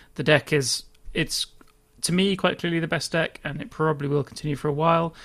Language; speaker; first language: English; native; English